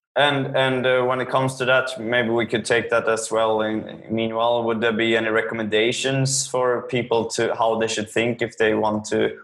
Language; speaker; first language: English; non-native, fluent; Swedish